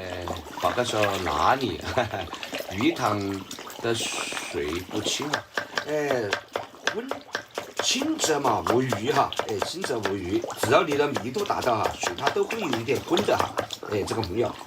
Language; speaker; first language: Chinese; native; Chinese